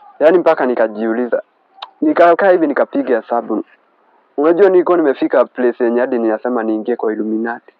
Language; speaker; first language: Swahili; native; Swahili